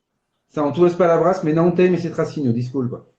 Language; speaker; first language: Portuguese; non-native, fluent; French